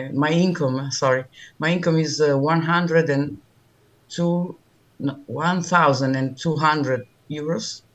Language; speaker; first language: English; non-native, learner; Italian